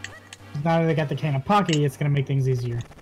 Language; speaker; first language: English; native; English